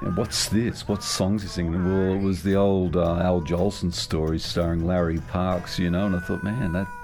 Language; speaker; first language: English; native; English